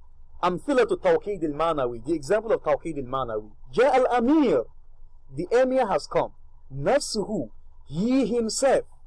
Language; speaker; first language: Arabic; non-native, fluent; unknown